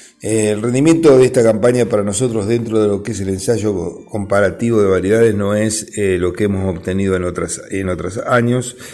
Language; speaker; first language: Spanish; native; Spanish